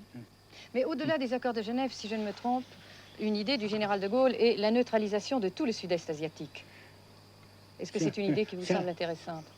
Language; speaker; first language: French; native; French